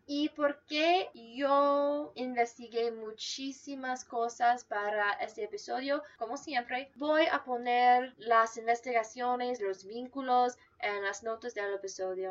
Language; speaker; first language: Spanish; non-native, fluent; English